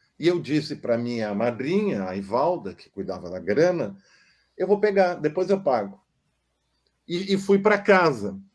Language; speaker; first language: Portuguese; non-native, local second language; German